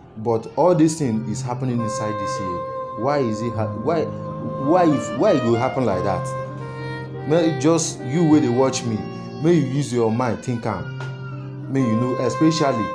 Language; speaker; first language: Nigerian Pidgin; non-native, local second language; Igbo